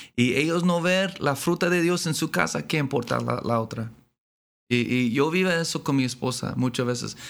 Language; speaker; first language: Spanish; non-native, learner; English